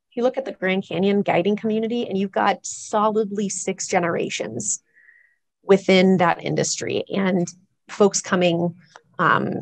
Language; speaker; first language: English; native; English